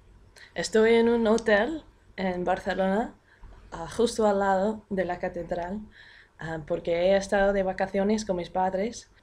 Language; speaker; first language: Spanish; non-native, fluent; English